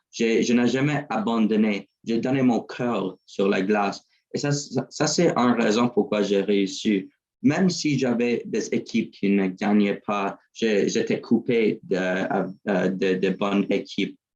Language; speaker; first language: French; non-native, learner; English